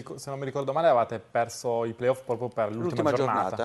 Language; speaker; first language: Italian; native; Italian